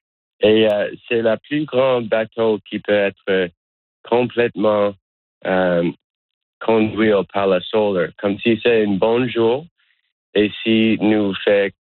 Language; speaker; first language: French; non-native, learner; English